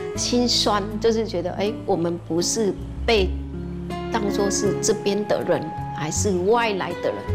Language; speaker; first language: Chinese; non-native, fluent; Vietnamese